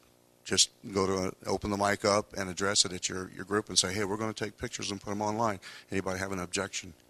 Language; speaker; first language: English; native; English